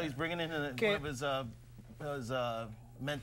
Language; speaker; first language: English; native; English